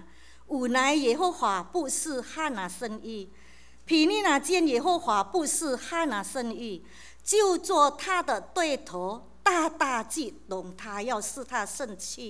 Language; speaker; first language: Chinese; native; Chinese